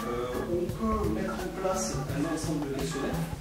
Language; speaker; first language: French; native; French